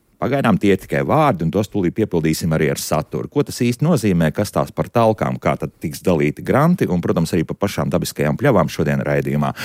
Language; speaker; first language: Latvian; native; Latvian